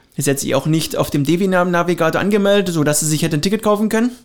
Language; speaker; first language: German; native; German